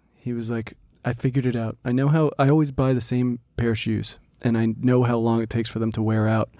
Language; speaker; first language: English; early bilingual, other home language; Greek